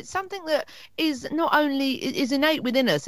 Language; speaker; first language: English; native; English